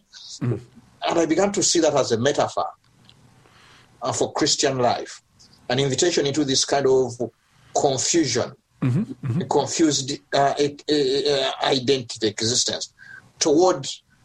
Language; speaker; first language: English; non-native, local second language; Ganda